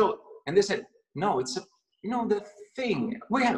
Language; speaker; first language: English; non-native, fluent; Russian